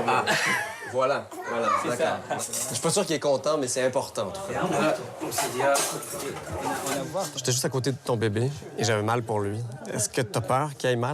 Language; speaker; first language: French; native; French